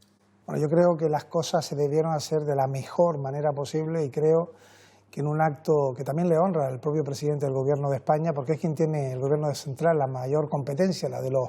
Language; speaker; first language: Spanish; native; Spanish